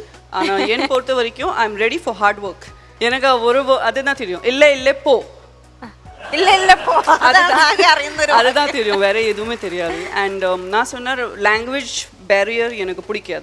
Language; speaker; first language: Tamil; non-native, learner; Gujarati